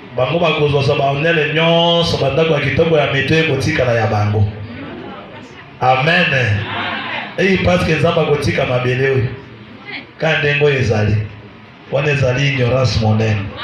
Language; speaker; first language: Lingala; native; Lingala